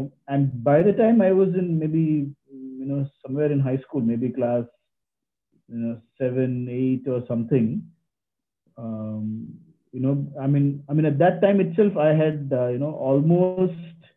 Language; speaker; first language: English; non-native, local second language; Malayalam